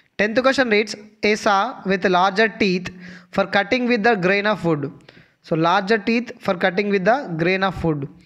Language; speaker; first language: English; non-native, local second language; Telugu